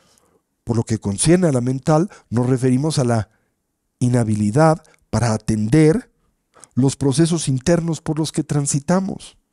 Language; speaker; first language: Spanish; native; Spanish